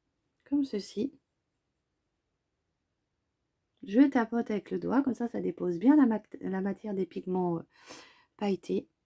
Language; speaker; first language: French; native; French